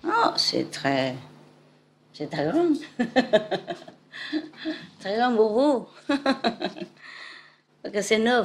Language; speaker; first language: French; non-native, learner; Vietnamese